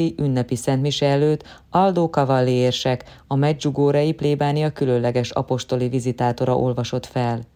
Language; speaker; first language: Hungarian; native; Hungarian